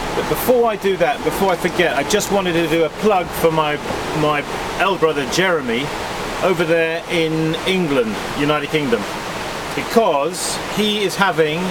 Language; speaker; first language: English; native; English